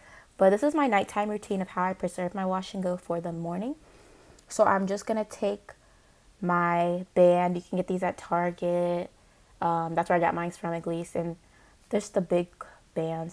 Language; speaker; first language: English; native; English